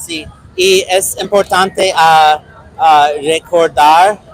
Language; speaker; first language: Spanish; non-native, learner; English